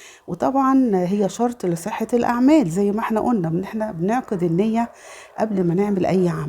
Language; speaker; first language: Arabic; native; Arabic